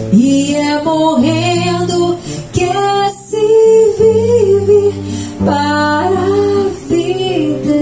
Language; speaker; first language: Portuguese; native; Portuguese